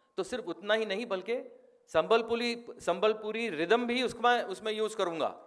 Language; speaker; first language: Hindi; non-native, local second language; Marathi